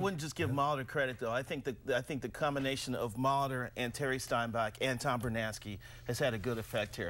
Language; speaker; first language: English; native; English